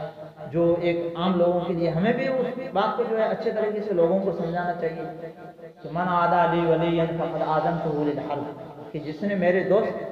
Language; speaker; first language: Urdu; native; Urdu